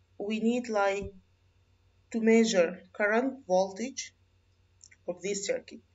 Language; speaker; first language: English; non-native, fluent; Arabic